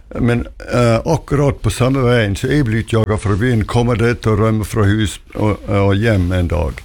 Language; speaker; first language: Norwegian; native; Norwegian